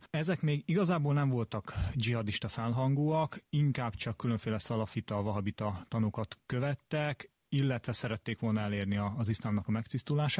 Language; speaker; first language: Hungarian; native; Hungarian